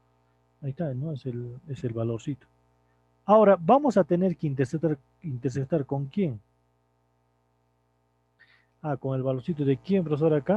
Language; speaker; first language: Spanish; native; Spanish